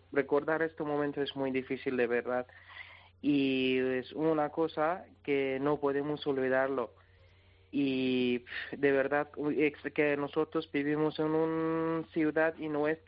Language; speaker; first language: Spanish; non-native, learner; Persian